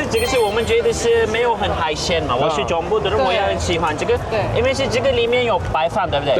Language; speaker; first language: Chinese; non-native, fluent; Turkish